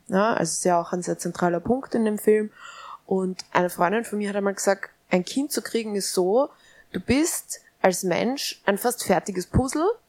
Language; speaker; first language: German; native; German